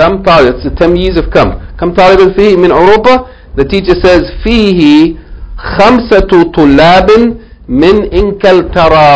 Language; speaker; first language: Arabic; non-native, fluent; English